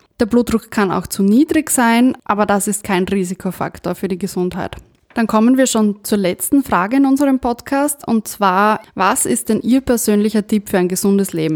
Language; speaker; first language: German; native; German